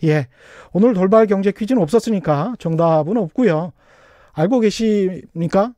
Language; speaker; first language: Korean; native; Korean